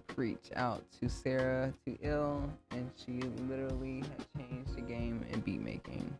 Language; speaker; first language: English; native; English